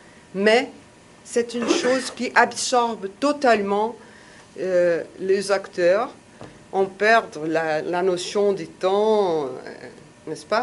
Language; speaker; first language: French; non-native, fluent; Portuguese